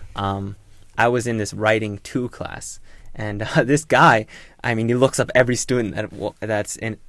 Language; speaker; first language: English; native; English